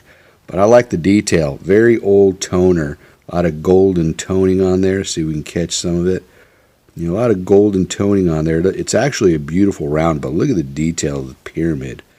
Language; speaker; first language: English; native; English